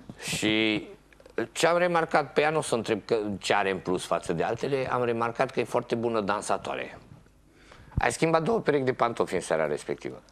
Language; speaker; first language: Romanian; native; Romanian